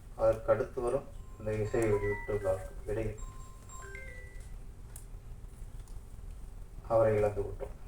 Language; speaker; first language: Tamil; native; Tamil